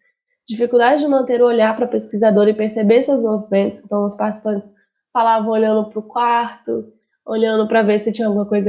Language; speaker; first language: Portuguese; native; Portuguese